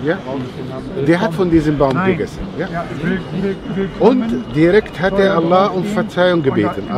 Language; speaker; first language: German; non-native, fluent; Arabic